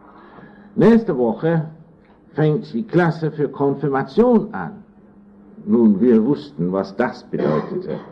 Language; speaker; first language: German; non-native, fluent; English